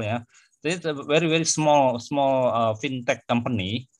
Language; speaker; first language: English; non-native, fluent; Indonesian